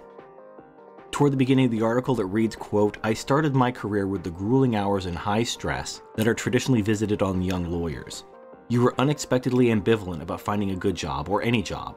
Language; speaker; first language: English; native; English